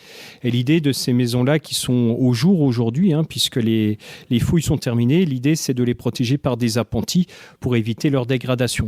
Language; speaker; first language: French; native; French